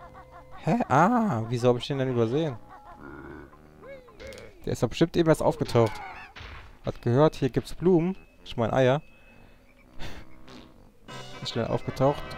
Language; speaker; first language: German; native; German